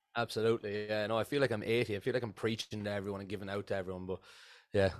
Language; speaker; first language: English; native; English